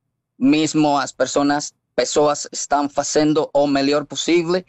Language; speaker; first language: Portuguese; non-native, fluent; Spanish